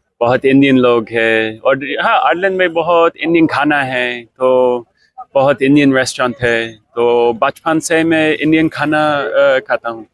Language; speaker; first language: Hindi; non-native, learner; English